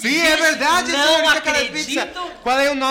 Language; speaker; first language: Portuguese; non-native, fluent; Spanish